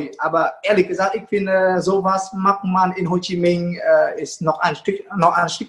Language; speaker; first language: German; non-native, fluent; Vietnamese